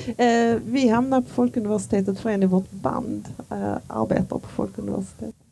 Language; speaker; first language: Swedish; native; Swedish